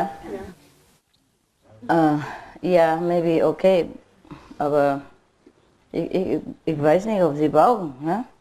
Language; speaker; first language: German; non-native, learner; Vietnamese